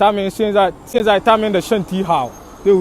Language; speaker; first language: Chinese; non-native, learner; English